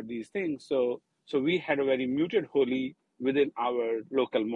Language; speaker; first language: English; non-native, local second language; Hindi